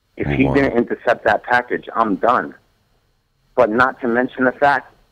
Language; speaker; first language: English; native; English